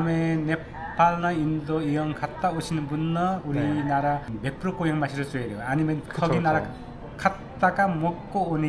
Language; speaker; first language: Korean; non-native, learner; Nepali